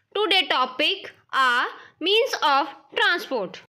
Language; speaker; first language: English; non-native, local second language; Punjabi